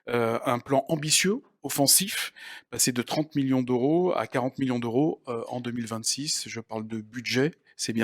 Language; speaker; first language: French; native; French